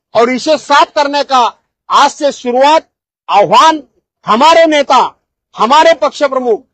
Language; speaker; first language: Hindi; non-native, local second language; Marathi